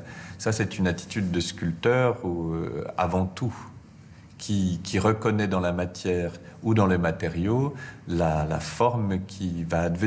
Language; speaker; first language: French; native; French